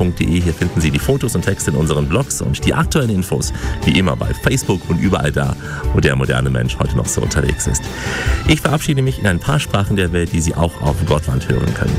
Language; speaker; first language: German; native; German